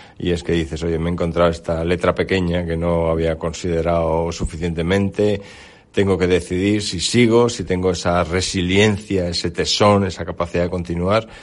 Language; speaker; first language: Spanish; native; Spanish